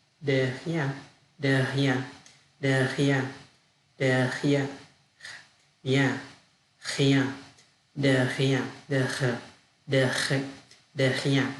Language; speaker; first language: French; non-native, learner; Vietnamese